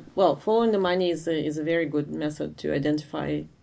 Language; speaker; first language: English; non-native, fluent; Ukrainian